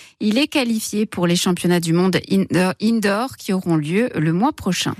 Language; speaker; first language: French; native; French